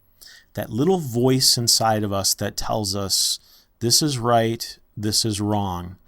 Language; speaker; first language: English; native; English